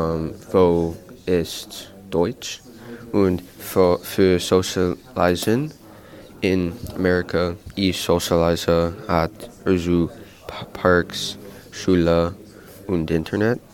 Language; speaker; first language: German; non-native, learner; English